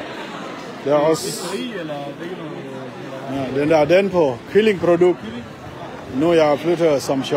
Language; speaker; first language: Danish; non-native, learner; Achinese